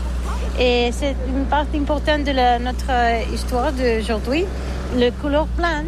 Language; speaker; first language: French; non-native, learner; Catalan